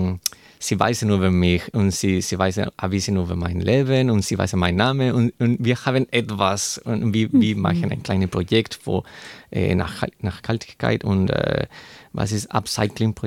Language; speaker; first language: German; non-native, learner; Spanish